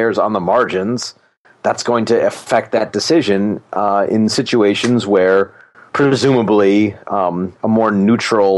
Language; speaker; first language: English; native; English